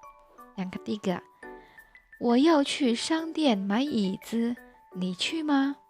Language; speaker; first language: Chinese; non-native, fluent; Indonesian